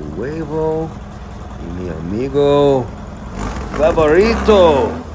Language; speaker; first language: Spanish; non-native, learner; English